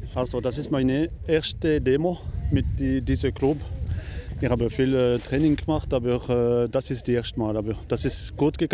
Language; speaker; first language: German; non-native, local second language; French